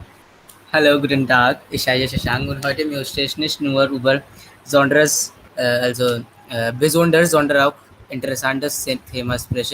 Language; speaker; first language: German; non-native, learner; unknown